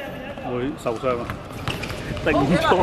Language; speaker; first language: Chinese; native; Chinese